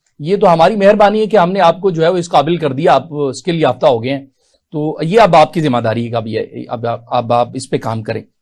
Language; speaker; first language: Urdu; non-native, local second language; Punjabi